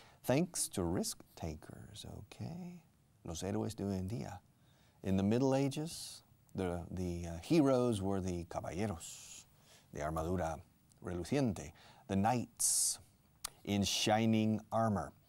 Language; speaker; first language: English; native; English